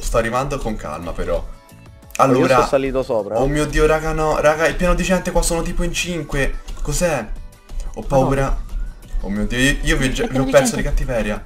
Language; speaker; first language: Italian; native; Italian